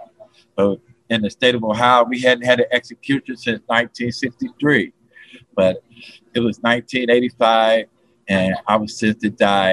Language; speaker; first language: English; native; English